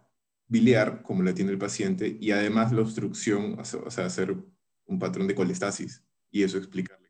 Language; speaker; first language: Spanish; native; Spanish